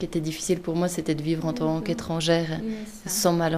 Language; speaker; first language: French; native; French